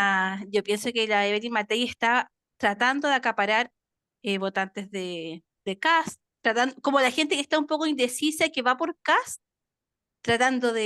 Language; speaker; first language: Spanish; native; Spanish